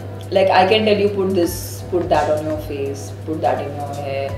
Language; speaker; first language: English; non-native, local second language; Sindhi